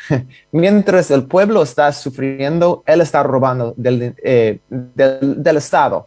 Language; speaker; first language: Spanish; non-native, fluent; English